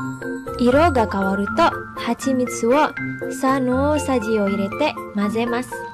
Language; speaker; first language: Japanese; non-native, learner; Indonesian